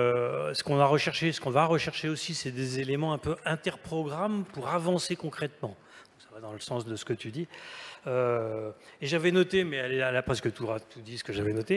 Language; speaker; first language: French; native; French